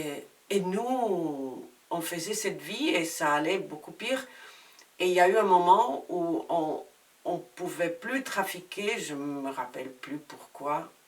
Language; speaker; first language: French; non-native, fluent; Spanish